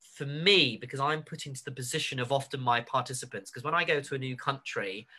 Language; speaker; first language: English; native; English